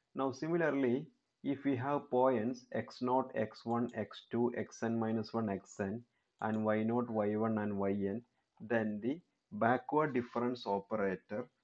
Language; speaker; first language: English; non-native, local second language; Malayalam